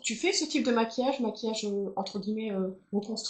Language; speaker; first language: French; native; French